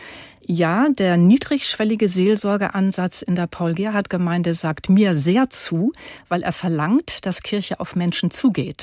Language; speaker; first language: German; native; German